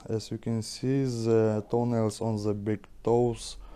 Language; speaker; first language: English; non-native, fluent; Ukrainian